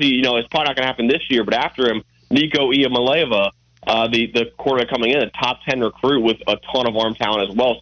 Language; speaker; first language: English; native; English